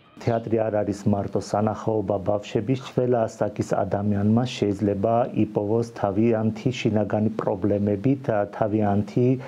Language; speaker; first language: Georgian; non-native, local second language; Armenian